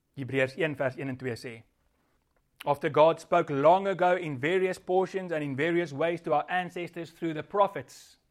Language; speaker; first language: English; non-native, local second language; Afrikaans